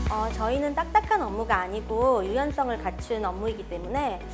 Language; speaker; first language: Korean; early bilingual, heritage; Korean